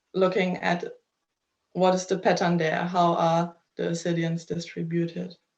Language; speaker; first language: English; non-native, fluent; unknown